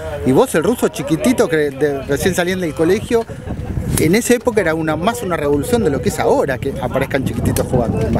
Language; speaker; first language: Spanish; native; Spanish